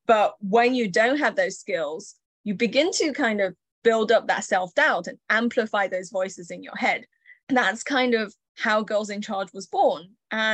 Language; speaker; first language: English; early bilingual, other home language; Chinese